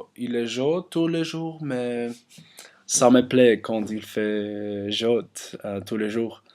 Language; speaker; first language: French; non-native, learner; German